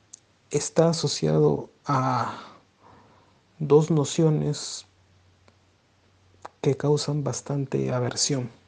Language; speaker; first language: Spanish; native; Spanish